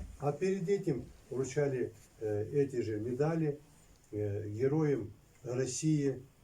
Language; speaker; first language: Russian; non-native, local second language; Lezghian